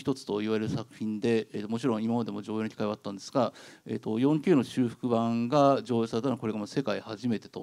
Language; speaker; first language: Japanese; native; Japanese